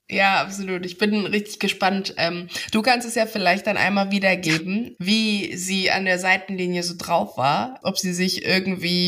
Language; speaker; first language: German; native; German